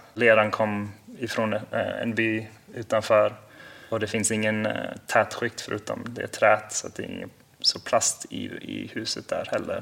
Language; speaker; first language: Swedish; early bilingual, heritage; Swedish